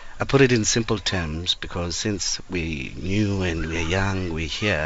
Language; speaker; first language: English; non-native, local second language; Xhosa